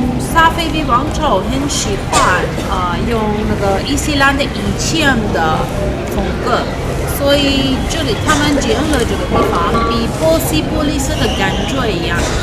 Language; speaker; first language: Chinese; non-native, learner; Persian